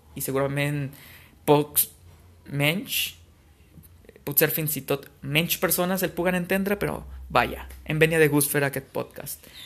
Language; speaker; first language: Catalan; non-native, fluent; Spanish